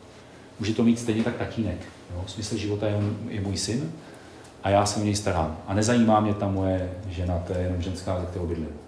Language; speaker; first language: Czech; native; Czech